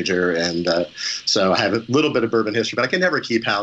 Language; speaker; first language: English; native; English